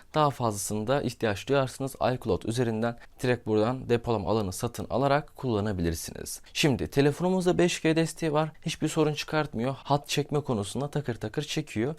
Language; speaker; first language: Turkish; native; Turkish